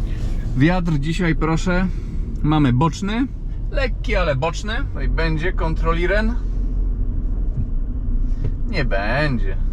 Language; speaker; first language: Polish; native; Polish